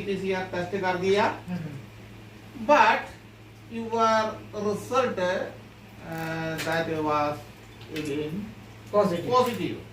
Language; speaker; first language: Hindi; non-native, local second language; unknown